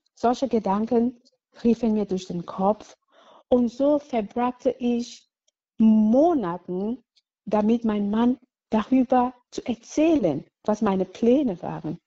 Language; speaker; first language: German; non-native, fluent; English